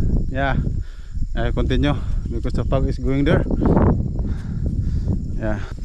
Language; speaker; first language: English; non-native, learner; Filipino